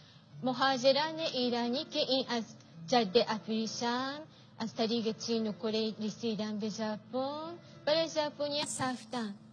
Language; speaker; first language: Persian; non-native, fluent; Japanese